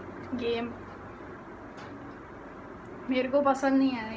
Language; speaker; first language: Hindi; non-native, local second language; Gujarati